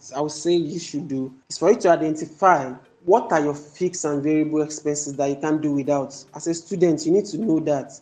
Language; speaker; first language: English; non-native, local second language; Yoruba